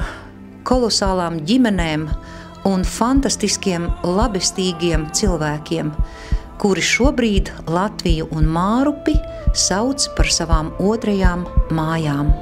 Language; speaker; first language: Latvian; native; Latvian